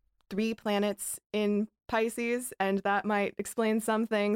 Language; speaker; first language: English; native; English